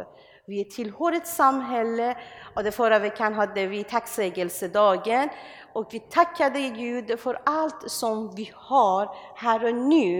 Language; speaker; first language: Swedish; non-native, learner; Persian